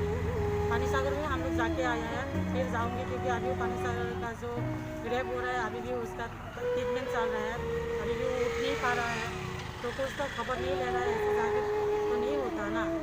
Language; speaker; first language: Hindi; non-native, local second language; Kok Borok